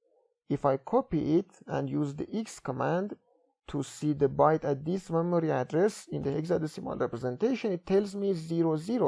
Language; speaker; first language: English; non-native, fluent; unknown